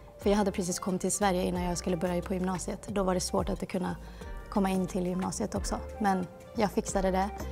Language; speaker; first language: Swedish; early bilingual, other home language; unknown